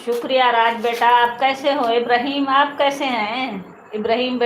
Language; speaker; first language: Urdu; non-native, local second language; Punjabi